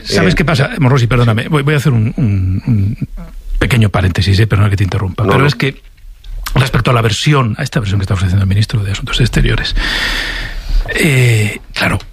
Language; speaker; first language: Spanish; native; Spanish